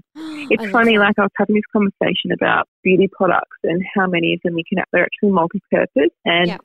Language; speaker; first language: English; native; English